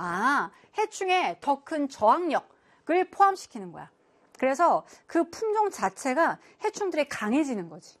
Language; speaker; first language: Korean; native; Korean